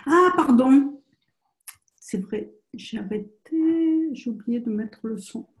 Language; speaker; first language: French; native; French